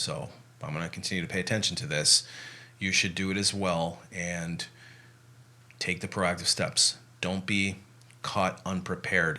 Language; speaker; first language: English; native; English